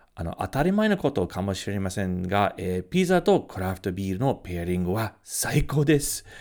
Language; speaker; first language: Japanese; non-native, fluent; English